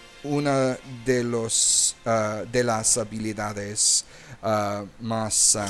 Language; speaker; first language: Spanish; non-native, learner; English